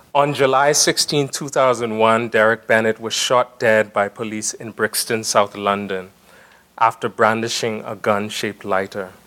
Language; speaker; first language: English; native; English